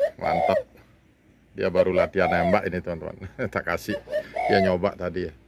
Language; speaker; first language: Indonesian; non-native, local second language; Balinese